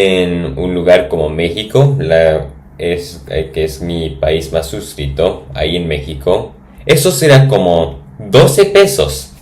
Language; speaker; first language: Spanish; non-native, fluent; English